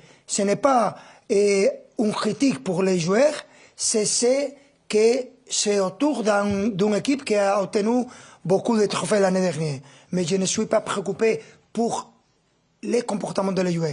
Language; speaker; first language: French; non-native, fluent; Spanish